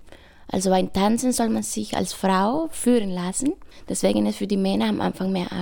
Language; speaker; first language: German; non-native, fluent; Spanish